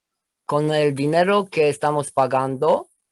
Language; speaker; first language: Spanish; non-native, learner; Romanian